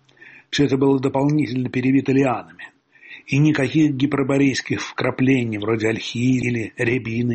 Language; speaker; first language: Russian; native; Russian